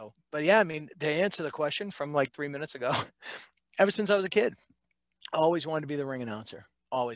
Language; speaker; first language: English; native; English